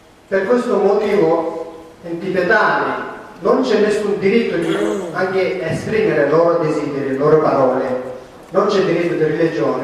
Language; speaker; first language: Italian; non-native, learner; Tibetan